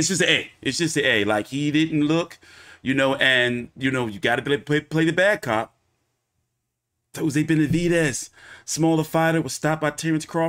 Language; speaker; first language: English; native; English